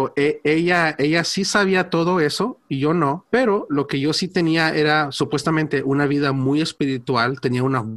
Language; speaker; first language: Spanish; early bilingual, heritage; Spanish